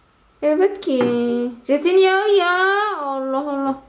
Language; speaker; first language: Turkish; non-native, learner; Indonesian